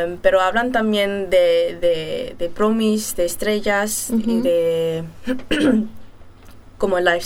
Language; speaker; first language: Spanish; early bilingual, heritage; German